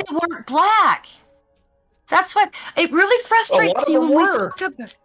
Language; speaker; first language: English; native; English